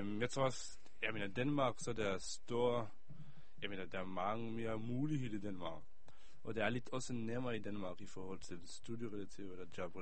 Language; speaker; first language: Danish; early bilingual, other home language; Hebrew